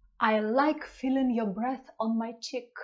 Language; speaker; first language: English; non-native, fluent; Russian